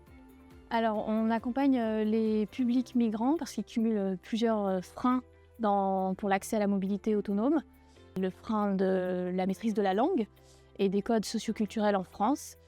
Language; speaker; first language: French; native; French